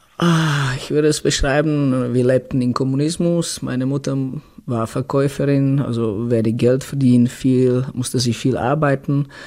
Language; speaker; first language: German; non-native, fluent; Czech